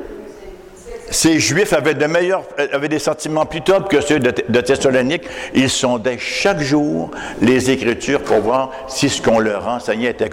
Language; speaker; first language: French; native; French